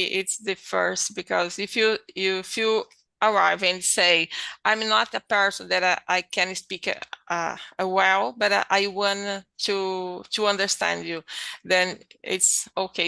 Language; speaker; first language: English; non-native, learner; Portuguese